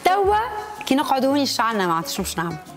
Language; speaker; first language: Arabic; native; Arabic